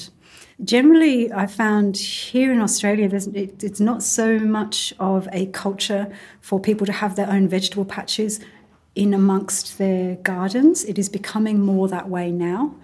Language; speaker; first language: English; native; English